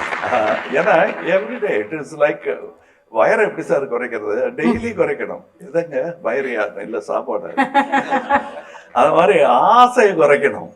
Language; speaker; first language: Tamil; native; Tamil